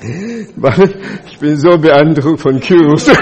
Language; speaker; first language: German; non-native, fluent; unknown